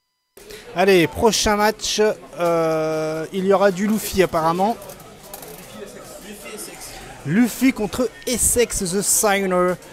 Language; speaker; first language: French; native; French